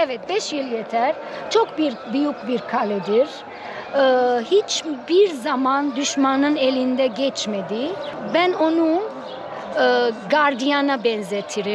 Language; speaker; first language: Turkish; non-native, fluent; Arabic